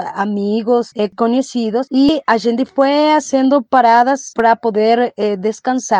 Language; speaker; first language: Portuguese; non-native, fluent; Spanish